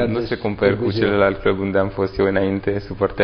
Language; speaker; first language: Romanian; non-native, learner; French